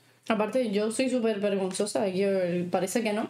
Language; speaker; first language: Spanish; native; Spanish